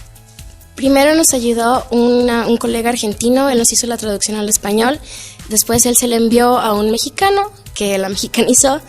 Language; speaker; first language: Spanish; native; Spanish